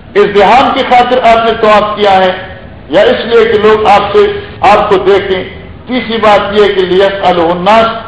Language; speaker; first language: Urdu; non-native, local second language; Northern Hindko